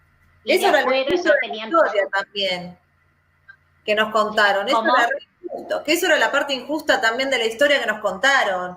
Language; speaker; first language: Spanish; native; Spanish